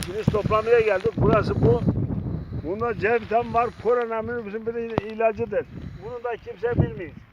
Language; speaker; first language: Turkish; native; Turkish